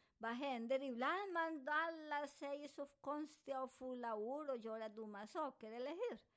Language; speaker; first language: Swedish; non-native, fluent; Spanish